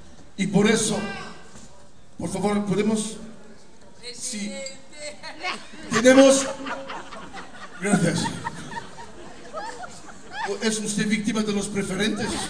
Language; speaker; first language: Spanish; non-native, fluent; Italian